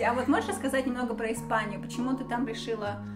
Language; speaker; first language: Russian; native; Russian